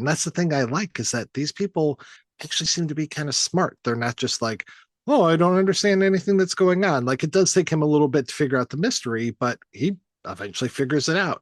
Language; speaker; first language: English; native; English